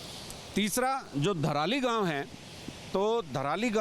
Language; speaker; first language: Hindi; native; Hindi